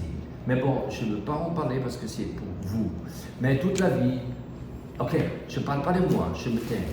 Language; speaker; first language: French; non-native, learner; German